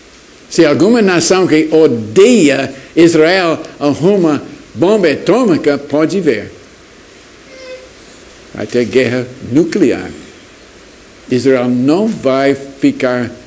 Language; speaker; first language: Portuguese; non-native, fluent; English